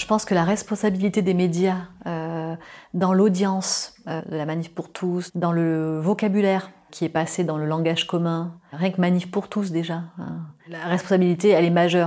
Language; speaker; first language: French; native; French